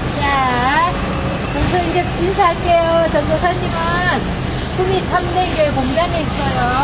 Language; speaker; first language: Korean; native; Korean